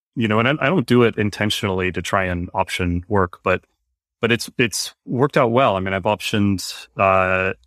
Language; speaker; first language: English; native; English